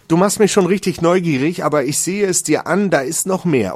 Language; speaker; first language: German; native; German